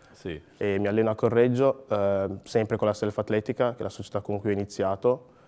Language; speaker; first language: Italian; early bilingual, other home language; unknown